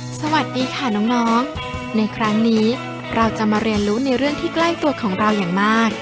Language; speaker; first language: Thai; native; Thai